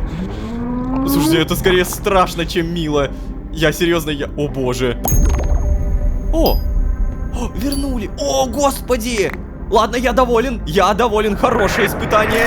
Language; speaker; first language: Russian; native; Russian